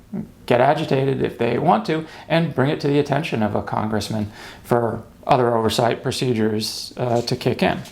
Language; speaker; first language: English; native; English